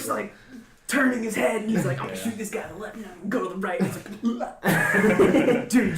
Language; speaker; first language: English; native; English